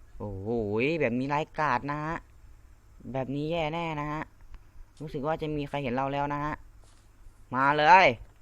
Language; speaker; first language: Thai; non-native, local second language; Lao